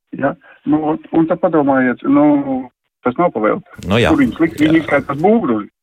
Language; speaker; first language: Latvian; native; Latvian